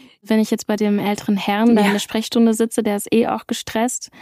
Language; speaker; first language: German; native; German